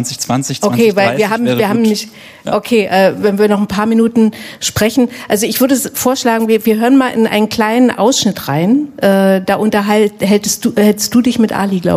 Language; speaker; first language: German; native; German